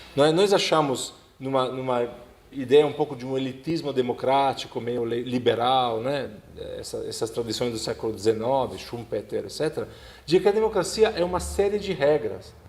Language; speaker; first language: Portuguese; non-native, fluent; Italian